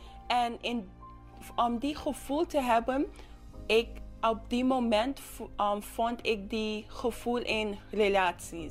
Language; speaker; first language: Dutch; non-native, local second language; English